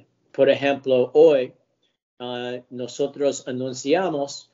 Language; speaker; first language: Spanish; early bilingual, heritage; English